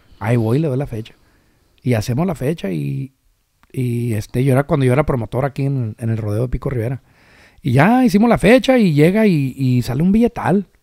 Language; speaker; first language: Spanish; early bilingual, heritage; Spanish